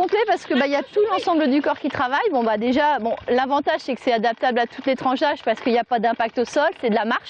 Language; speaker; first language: French; native; French